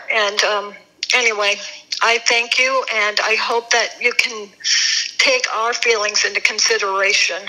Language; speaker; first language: English; native; English